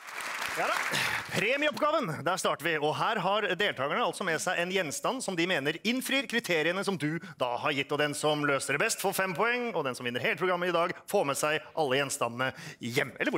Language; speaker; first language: Norwegian; native; Norwegian